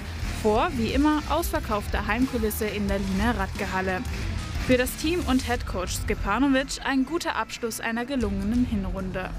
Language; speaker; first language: German; native; German